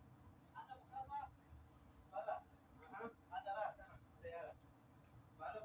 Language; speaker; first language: Arabic; non-native, learner; Filipino